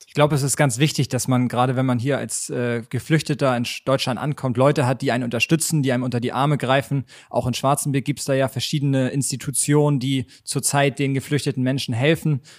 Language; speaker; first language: German; native; German